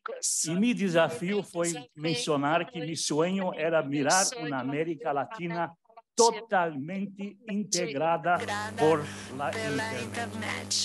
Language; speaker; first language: Portuguese; early bilingual, other home language; German